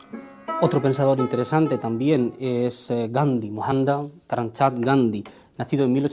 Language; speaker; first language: Spanish; native; Spanish